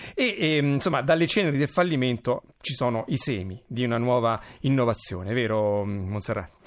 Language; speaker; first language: Italian; native; Italian